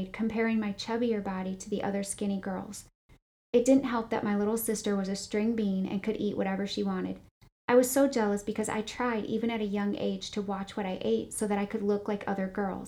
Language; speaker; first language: English; native; English